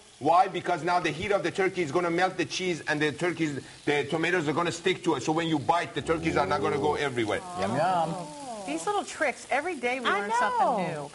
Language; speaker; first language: English; non-native, fluent; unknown